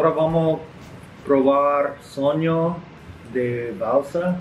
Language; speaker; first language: Portuguese; non-native, learner; English